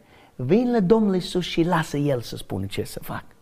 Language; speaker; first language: Romanian; non-native, learner; English